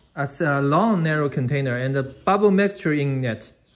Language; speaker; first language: English; non-native, fluent; Chinese